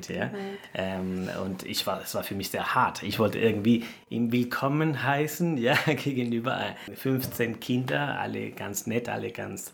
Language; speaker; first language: German; non-native, fluent; Spanish